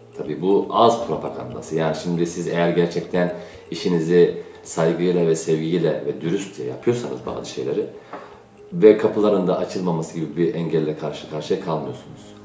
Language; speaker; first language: Turkish; native; Turkish